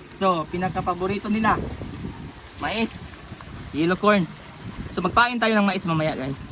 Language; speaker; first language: Filipino; non-native, local second language; Cebuano